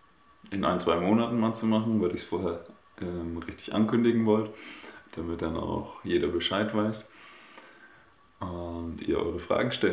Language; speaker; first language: German; native; German